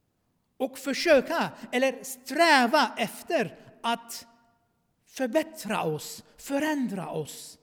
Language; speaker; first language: Swedish; non-native, fluent; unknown